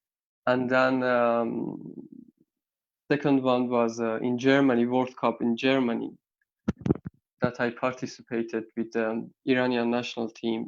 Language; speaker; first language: English; non-native, learner; Persian